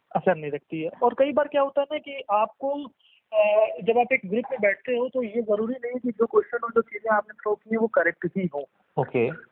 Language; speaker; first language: Hindi; native; Hindi